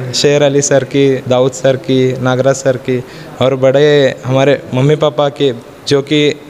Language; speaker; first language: Hindi; non-native, local second language; Kannada